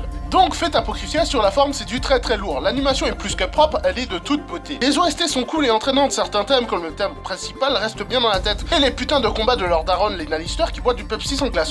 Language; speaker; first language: French; native; French